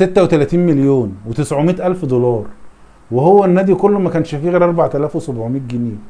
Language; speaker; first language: Arabic; native; Arabic